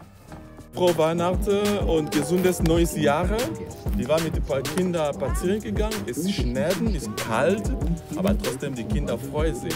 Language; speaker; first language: German; non-native, fluent; Lingala